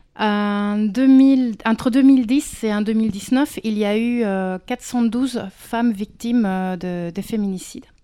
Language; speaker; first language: French; non-native, fluent; Spanish